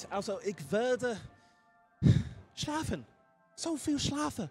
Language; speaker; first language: German; non-native, fluent; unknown